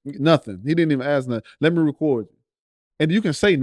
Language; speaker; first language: English; native; English